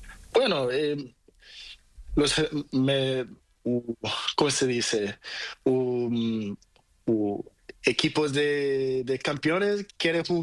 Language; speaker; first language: Spanish; non-native, learner; Portuguese